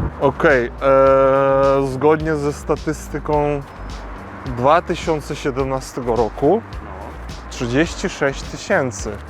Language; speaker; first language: Polish; non-native, fluent; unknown